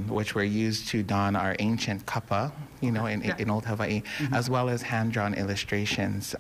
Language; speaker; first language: English; native; English